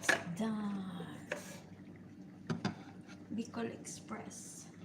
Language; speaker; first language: English; non-native, learner; Bikol